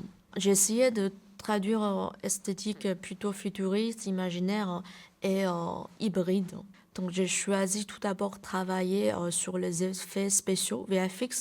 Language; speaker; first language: French; non-native, fluent; Chinese